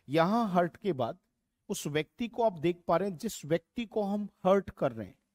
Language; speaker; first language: Hindi; native; Hindi